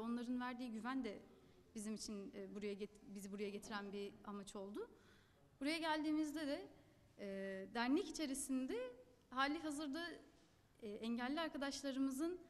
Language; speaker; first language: Turkish; native; Turkish